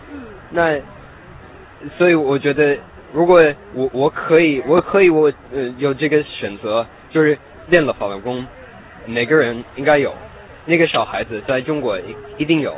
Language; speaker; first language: Chinese; non-native, learner; English